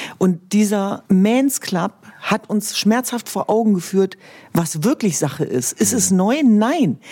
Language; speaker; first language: German; early bilingual, other home language; Kurdish